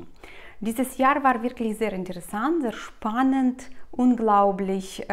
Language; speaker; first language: German; non-native, fluent; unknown